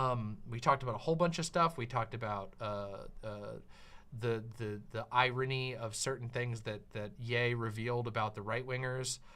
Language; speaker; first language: English; native; English